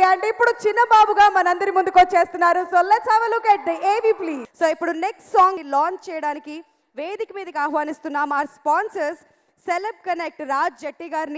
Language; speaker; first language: Telugu; native; Telugu